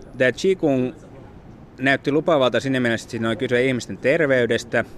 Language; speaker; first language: Finnish; native; Finnish